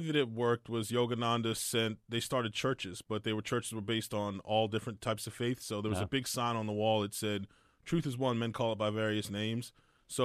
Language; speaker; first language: English; native; English